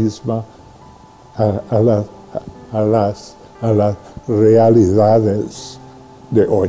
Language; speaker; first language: Spanish; non-native, fluent; English